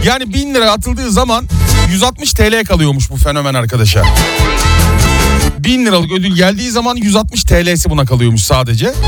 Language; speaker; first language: Turkish; native; Turkish